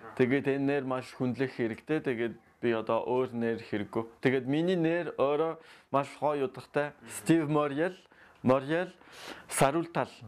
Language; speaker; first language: Mongolian; non-native, learner; French